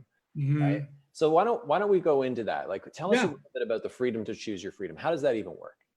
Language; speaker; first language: English; native; English